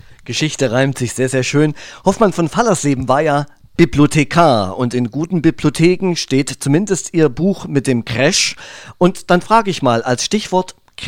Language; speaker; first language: German; native; German